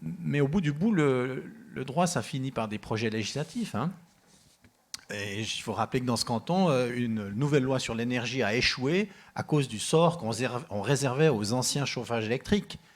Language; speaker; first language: French; native; French